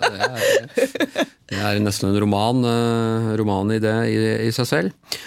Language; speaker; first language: Norwegian; native; Norwegian